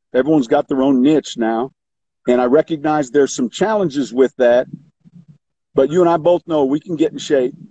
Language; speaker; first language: English; native; English